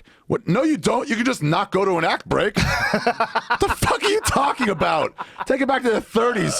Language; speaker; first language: English; native; English